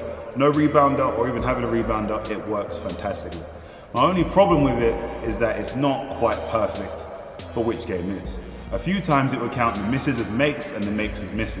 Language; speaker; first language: English; native; English